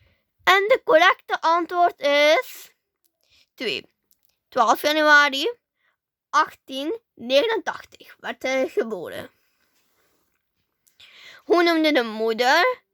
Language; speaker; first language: Dutch; early bilingual, other home language; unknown